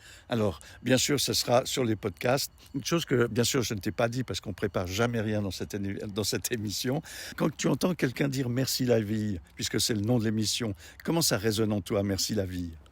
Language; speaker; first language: French; native; French